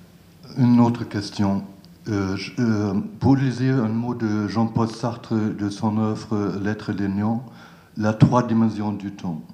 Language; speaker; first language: French; non-native, learner; German